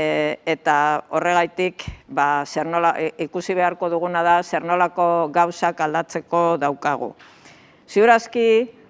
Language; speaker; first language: Basque; native; Basque